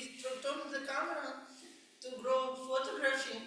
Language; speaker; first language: English; non-native, learner; Ukrainian